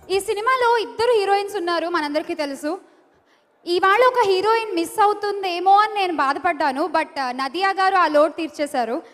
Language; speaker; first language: Telugu; native; Telugu